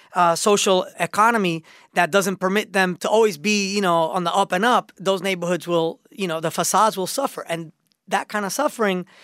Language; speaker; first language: English; native; English